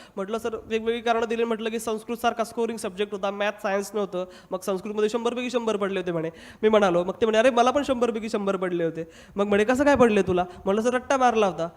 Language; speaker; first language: Marathi; non-native, local second language; Hindi